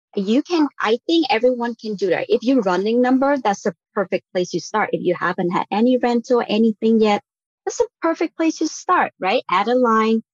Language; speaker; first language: English; non-native, fluent; Vietnamese